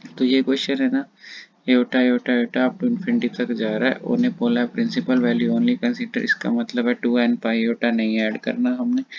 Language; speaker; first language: Hindi; non-native, local second language; Punjabi